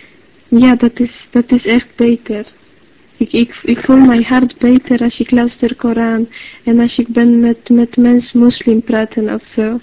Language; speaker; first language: Dutch; non-native, learner; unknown